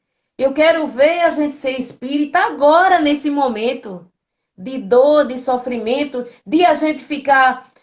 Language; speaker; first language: Portuguese; native; Portuguese